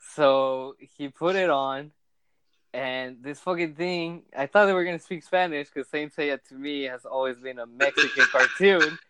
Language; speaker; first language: English; early bilingual, other home language; Spanish